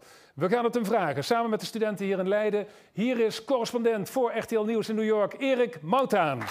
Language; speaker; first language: Dutch; native; Dutch